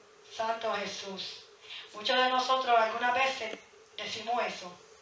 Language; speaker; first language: Spanish; early bilingual, heritage; Spanish